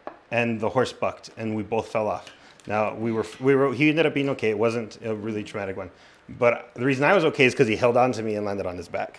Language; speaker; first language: English; early bilingual, other home language; Spanish